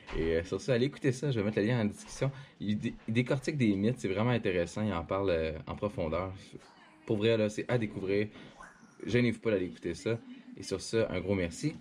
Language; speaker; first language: French; native; French